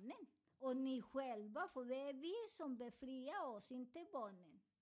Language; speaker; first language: Swedish; non-native, fluent; Spanish